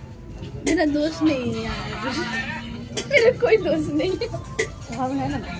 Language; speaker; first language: Hindi; non-native, local second language; Bangla